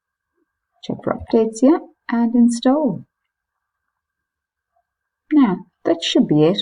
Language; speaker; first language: English; native; English